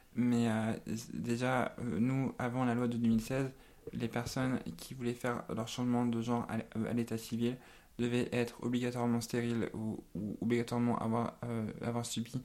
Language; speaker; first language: French; native; French